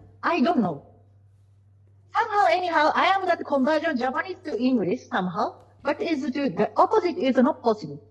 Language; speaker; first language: English; non-native, learner; Japanese